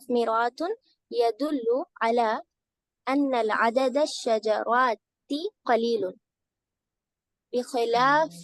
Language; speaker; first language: Arabic; non-native, learner; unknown